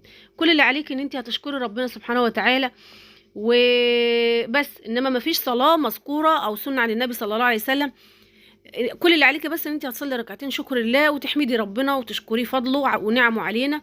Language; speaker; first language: Arabic; native; Arabic